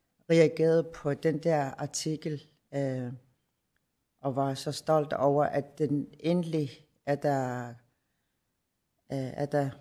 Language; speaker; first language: Danish; non-native, local second language; Kalaallisut